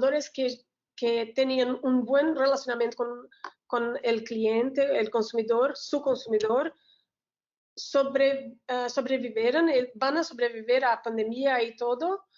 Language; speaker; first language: Spanish; non-native, learner; Portuguese